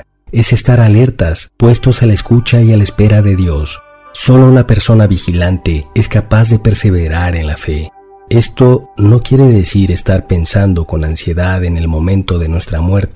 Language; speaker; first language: Spanish; native; Spanish